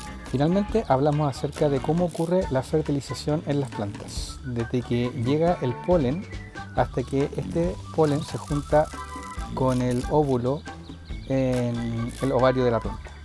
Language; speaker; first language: Spanish; native; Spanish